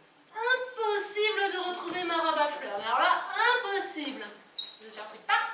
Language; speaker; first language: French; native; French